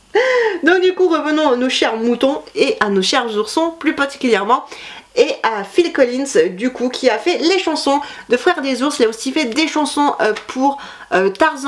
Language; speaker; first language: French; native; French